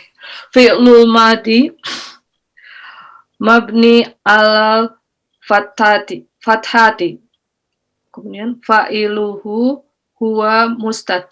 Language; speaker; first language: Arabic; non-native, learner; Indonesian